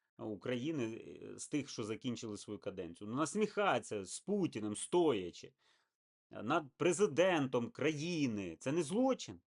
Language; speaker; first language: Ukrainian; native; Ukrainian